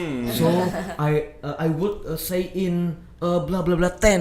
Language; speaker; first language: English; non-native, learner; Indonesian